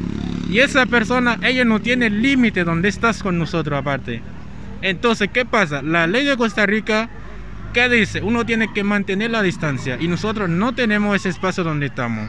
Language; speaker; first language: Spanish; non-native, learner; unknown